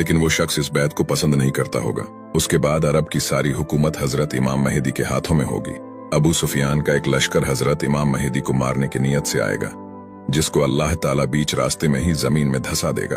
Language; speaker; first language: Hindi; native; Hindi